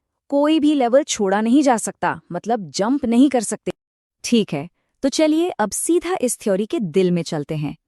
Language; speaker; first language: Hindi; native; Hindi